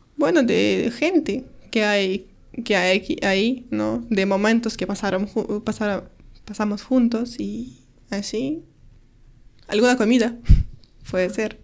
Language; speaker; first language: Spanish; non-native, learner; Ukrainian